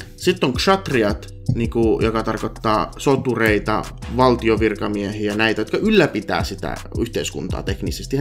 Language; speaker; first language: Finnish; early bilingual, other home language; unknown